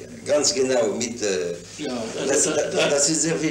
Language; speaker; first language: German; non-native, fluent; French